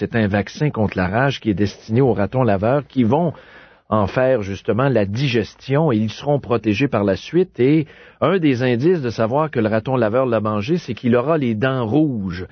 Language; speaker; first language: French; native; French